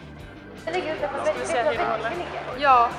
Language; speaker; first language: Swedish; native; Swedish